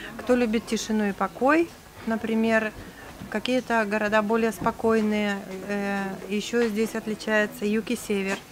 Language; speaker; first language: Russian; native; Russian